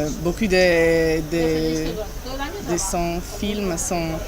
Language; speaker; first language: French; non-native, learner; Italian